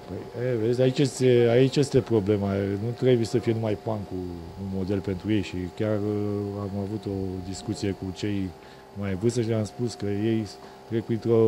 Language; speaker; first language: Romanian; native; Romanian